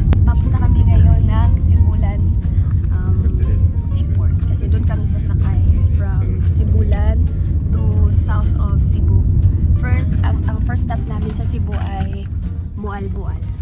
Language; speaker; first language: Filipino; non-native, local second language; Cebuano